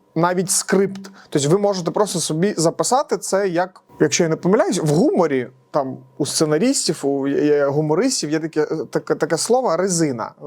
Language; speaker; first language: Ukrainian; non-native, local second language; Russian